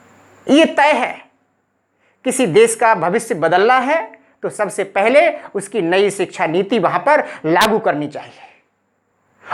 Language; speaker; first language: Hindi; native; Hindi